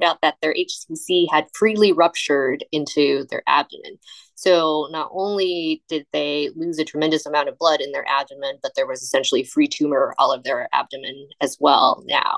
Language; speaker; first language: English; native; English